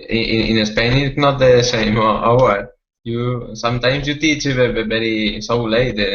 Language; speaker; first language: English; non-native, learner; Spanish